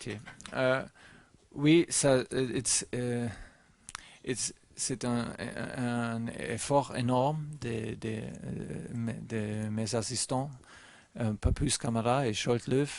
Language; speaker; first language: French; non-native, learner; German